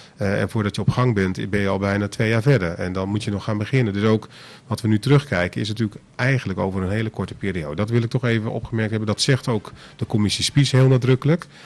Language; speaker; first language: Dutch; non-native, local second language; Papiamento